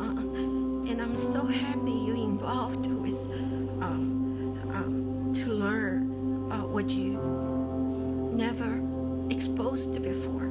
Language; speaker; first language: English; non-native, fluent; Chinese